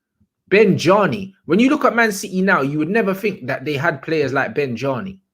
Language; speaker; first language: English; native; English